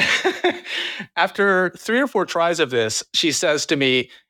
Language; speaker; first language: English; native; English